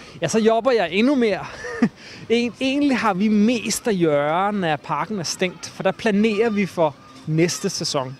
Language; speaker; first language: Swedish; native; Swedish